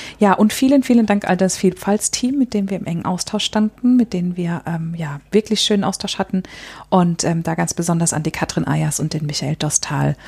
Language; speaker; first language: German; native; German